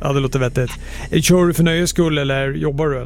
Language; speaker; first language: Swedish; native; Swedish